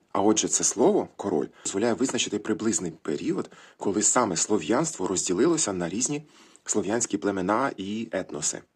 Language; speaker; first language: Ukrainian; native; Ukrainian